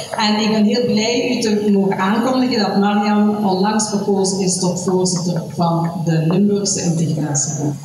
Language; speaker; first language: Dutch; native; Dutch